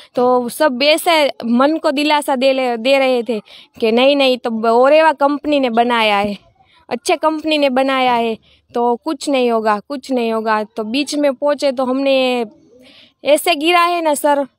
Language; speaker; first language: Hindi; non-native, local second language; Gujarati